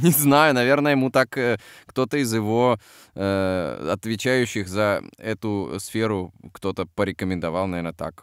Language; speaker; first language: Russian; native; Russian